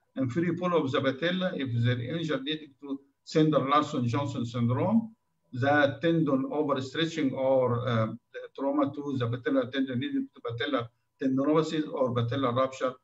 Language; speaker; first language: English; non-native, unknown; Arabic